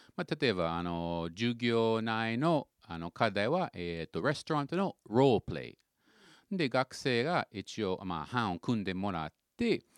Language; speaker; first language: Japanese; non-native, fluent; English